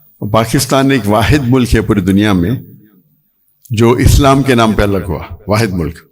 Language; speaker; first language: Urdu; non-native, local second language; Konkani